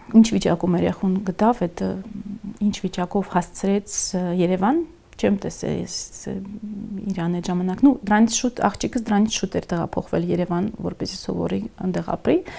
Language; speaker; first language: Armenian; native; Armenian